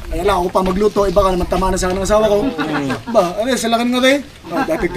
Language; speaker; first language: Filipino; native; Filipino